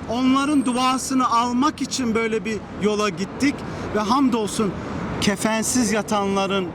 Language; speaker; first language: Turkish; early bilingual, heritage; Turkish